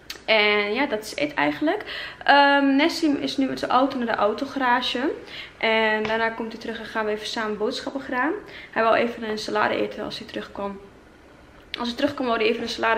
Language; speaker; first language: Dutch; native; Dutch